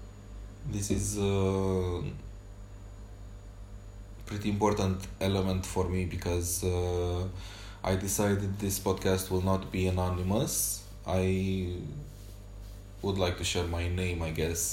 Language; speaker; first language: English; non-native, fluent; Romanian